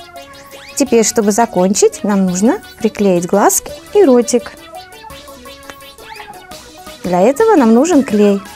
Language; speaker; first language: Russian; native; Russian